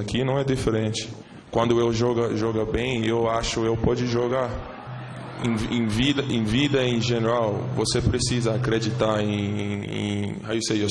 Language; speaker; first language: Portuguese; non-native, learner; English